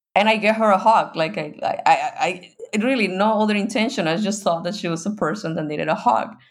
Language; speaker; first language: English; non-native, fluent; Spanish